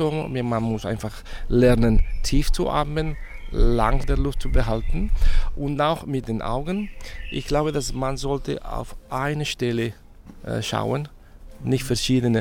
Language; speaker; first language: German; non-native, fluent; Spanish